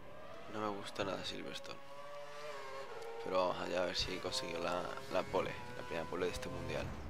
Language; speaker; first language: Spanish; native; Spanish